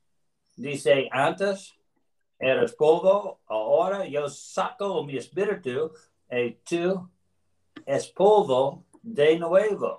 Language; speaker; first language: Spanish; non-native, learner; English